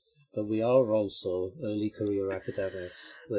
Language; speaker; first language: English; native; English